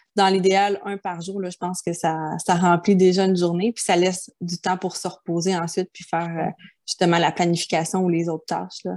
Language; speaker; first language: French; native; French